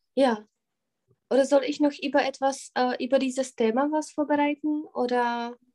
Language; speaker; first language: German; non-native, fluent; Czech